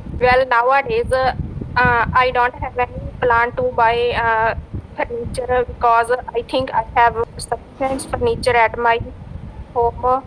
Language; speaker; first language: English; non-native, learner; Punjabi